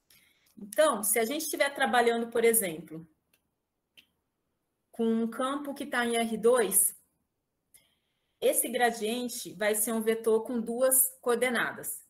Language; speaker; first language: Portuguese; native; Portuguese